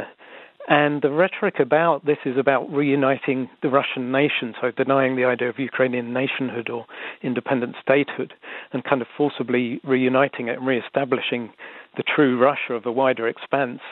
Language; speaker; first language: English; native; English